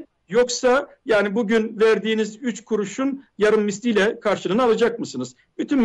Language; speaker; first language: Turkish; native; Turkish